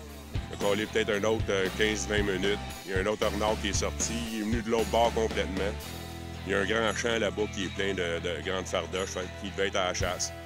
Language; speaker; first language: French; native; French